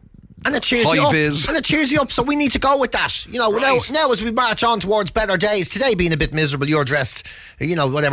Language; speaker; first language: English; native; English